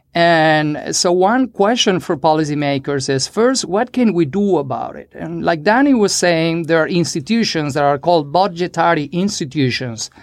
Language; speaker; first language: English; non-native, fluent; Spanish